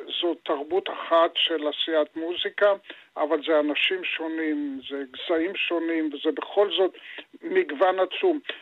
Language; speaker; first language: Hebrew; native; Hebrew